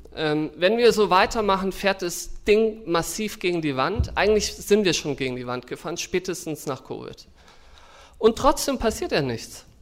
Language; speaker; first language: German; native; German